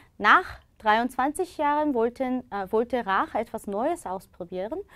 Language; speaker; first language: German; non-native, fluent; Korean